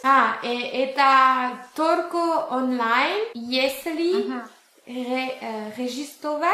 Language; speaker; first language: Russian; non-native, learner; French